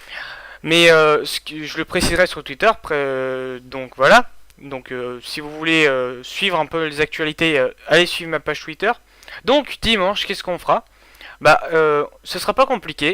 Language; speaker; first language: French; native; French